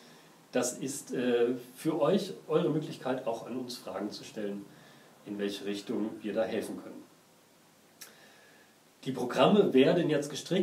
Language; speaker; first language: German; native; German